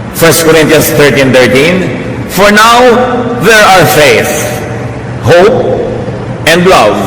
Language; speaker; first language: English; non-native, local second language; Filipino